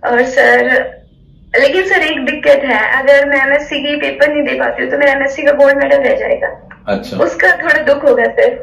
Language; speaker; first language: Hindi; native; Hindi